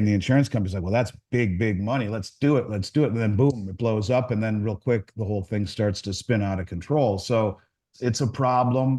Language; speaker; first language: English; native; English